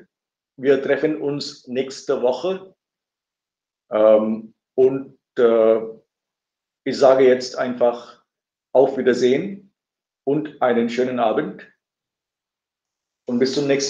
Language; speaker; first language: German; non-native, fluent; Marathi